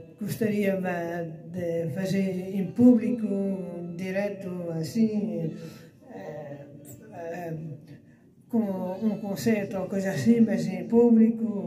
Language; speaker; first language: Portuguese; early bilingual, heritage; Portuguese